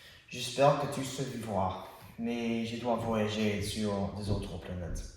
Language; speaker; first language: French; non-native, learner; English